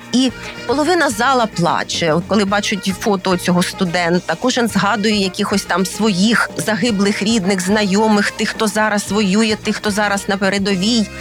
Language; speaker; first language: Ukrainian; native; Ukrainian